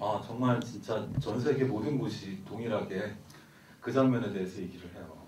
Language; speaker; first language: Korean; native; Korean